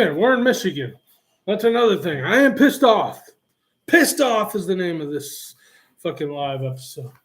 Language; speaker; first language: English; native; English